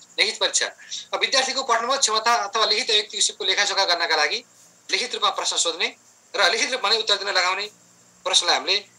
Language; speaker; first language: Nepali; native; Nepali